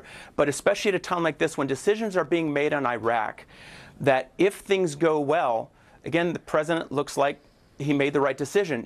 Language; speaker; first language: English; native; English